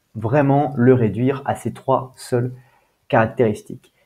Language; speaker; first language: French; native; French